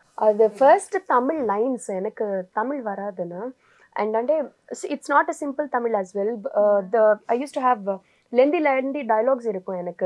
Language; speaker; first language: Tamil; non-native, learner; Telugu